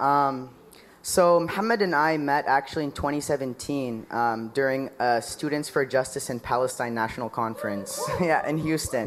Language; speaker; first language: English; native; English